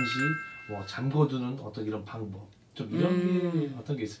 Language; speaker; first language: Korean; native; Korean